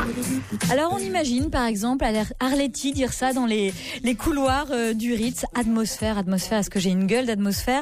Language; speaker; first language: French; native; French